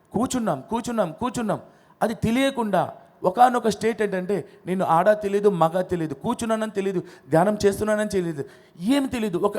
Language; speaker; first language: Telugu; non-native, local second language; Odia